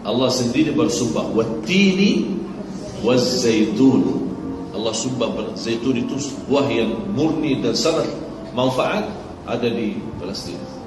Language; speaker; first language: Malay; non-native, fluent; Arabic